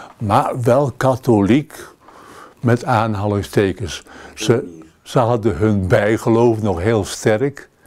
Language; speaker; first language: Dutch; native; Dutch